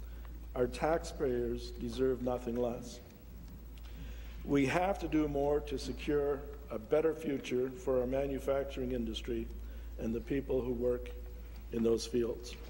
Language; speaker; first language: English; native; English